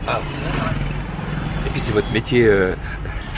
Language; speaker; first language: French; native; French